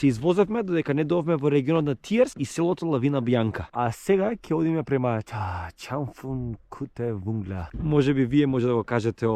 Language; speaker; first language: Macedonian; native; Macedonian